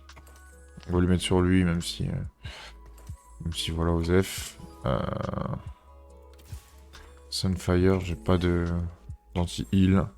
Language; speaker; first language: French; native; French